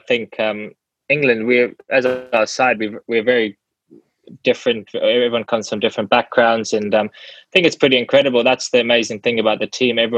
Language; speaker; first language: English; native; English